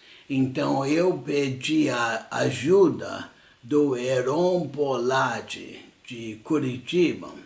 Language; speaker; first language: Portuguese; non-native, fluent; English